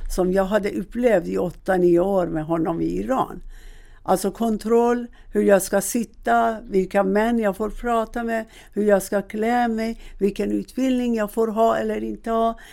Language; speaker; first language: Swedish; non-native, fluent; Persian